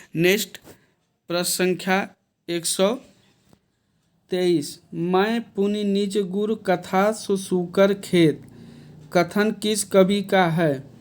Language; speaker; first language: Hindi; native; Hindi